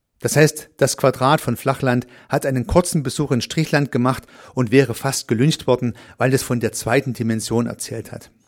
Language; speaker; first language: German; native; German